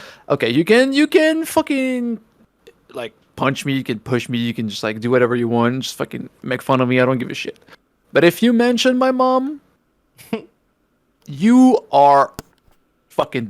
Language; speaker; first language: English; native; English